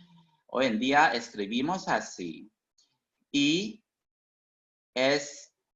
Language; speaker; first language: Spanish; non-native, fluent; Chinese